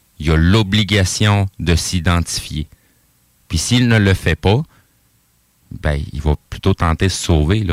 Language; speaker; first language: French; native; French